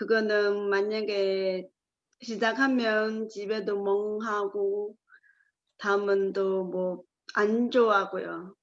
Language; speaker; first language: Korean; non-native, learner; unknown